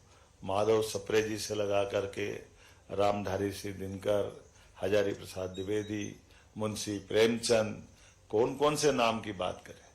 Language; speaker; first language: Hindi; native; Hindi